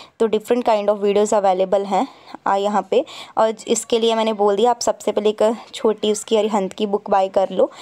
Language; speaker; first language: Hindi; non-native, local second language; Punjabi